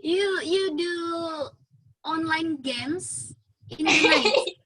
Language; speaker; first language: English; non-native, learner; Indonesian